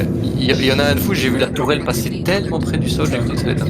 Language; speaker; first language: French; native; French